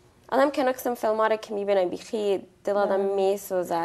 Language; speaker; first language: Persian; early bilingual, heritage; Persian